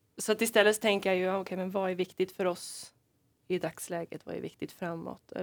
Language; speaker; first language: Swedish; native; Swedish